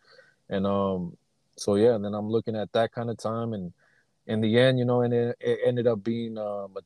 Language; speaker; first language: English; native; English